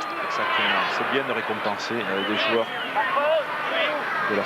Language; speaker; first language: French; native; French